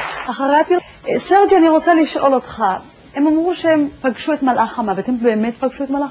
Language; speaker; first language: Hebrew; native; Hebrew